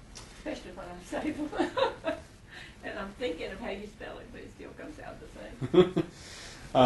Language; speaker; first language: English; native; English